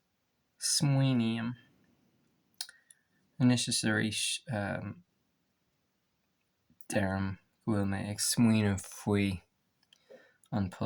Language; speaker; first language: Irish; non-native, local second language; English